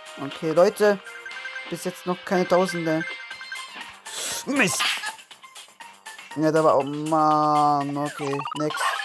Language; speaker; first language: German; native; German